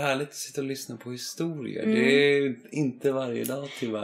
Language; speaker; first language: Swedish; native; Swedish